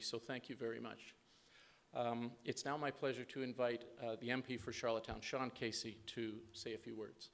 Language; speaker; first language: English; native; English